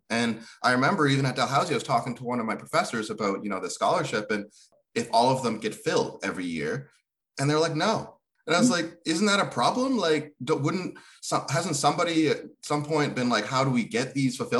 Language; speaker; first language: English; early bilingual, other home language; Swahili